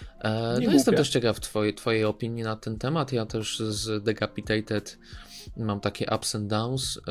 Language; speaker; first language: Polish; native; Polish